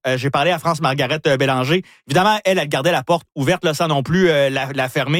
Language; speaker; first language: French; native; French